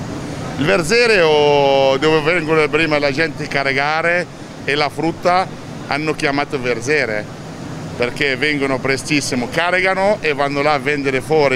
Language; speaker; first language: Italian; non-native, fluent; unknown